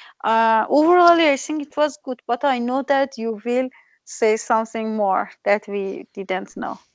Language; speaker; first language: English; non-native, learner; Persian